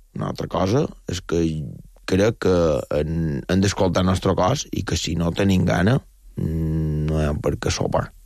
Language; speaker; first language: Catalan; native; Catalan